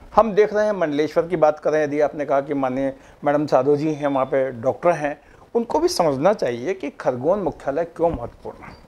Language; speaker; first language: Hindi; native; Hindi